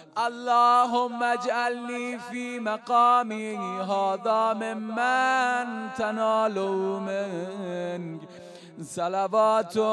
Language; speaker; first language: Arabic; non-native, fluent; Persian